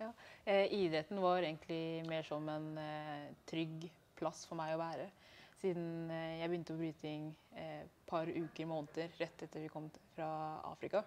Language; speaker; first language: Norwegian; early bilingual, other home language; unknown